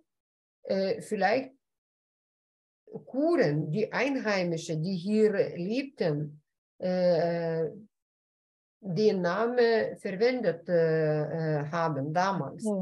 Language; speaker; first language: German; non-native, fluent; Lithuanian